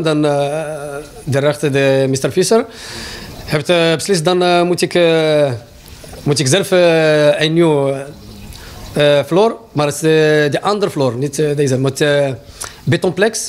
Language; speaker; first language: Dutch; non-native, learner; Arabic